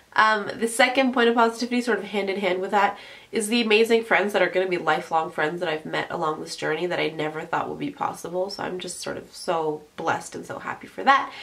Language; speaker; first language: English; early bilingual, other home language; French